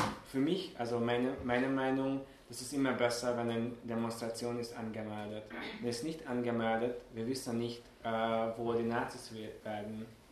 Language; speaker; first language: German; non-native, learner; Hungarian